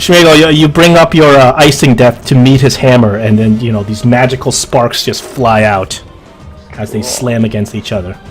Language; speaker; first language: English; native; English